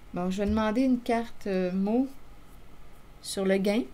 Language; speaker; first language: French; native; French